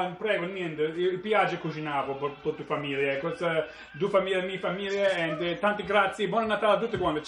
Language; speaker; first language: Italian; early bilingual, heritage; English